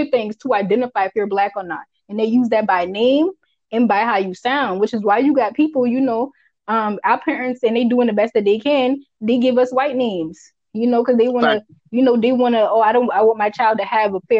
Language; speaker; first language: English; early bilingual, other home language; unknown